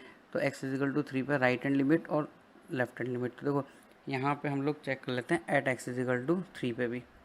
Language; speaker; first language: Hindi; native; Hindi